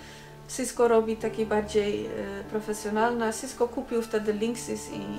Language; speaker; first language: Polish; non-native, fluent; Dutch